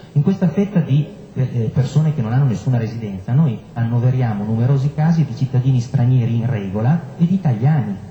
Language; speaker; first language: Italian; native; Italian